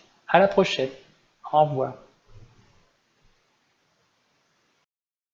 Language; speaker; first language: French; native; French